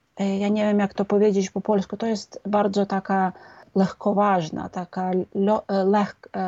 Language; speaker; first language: Polish; non-native, fluent; Ukrainian